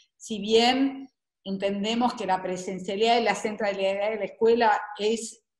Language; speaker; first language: Spanish; native; Spanish